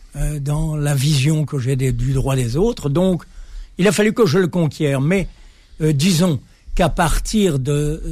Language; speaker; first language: French; native; French